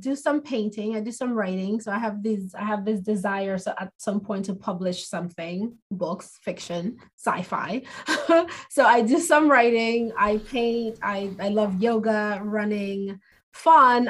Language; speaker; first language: English; non-native, local second language; Igbo